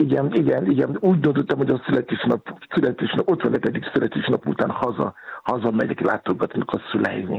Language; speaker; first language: Hungarian; non-native, learner; Yoruba